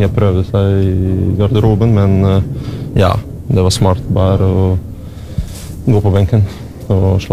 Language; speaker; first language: Norwegian; non-native, learner; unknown